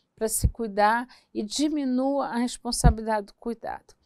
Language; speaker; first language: Portuguese; native; Portuguese